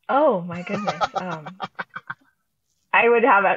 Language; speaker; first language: English; non-native, local second language; Filipino